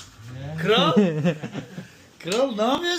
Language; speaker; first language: Turkish; native; Turkish